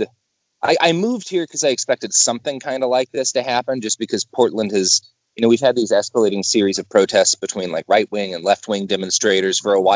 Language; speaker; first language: English; native; English